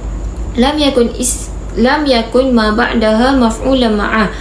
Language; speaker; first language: Arabic; non-native, learner; Malay